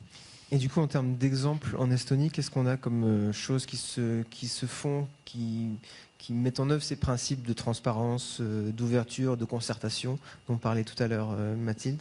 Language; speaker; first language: French; native; French